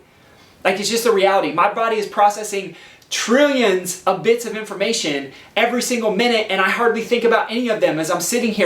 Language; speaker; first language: English; native; English